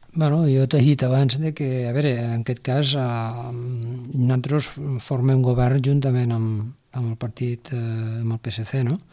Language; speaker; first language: Catalan; native; Catalan